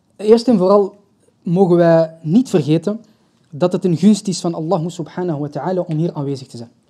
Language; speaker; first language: Dutch; early bilingual, other home language; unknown